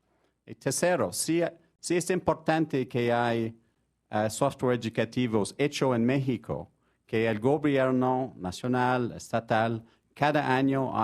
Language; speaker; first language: Spanish; non-native, fluent; French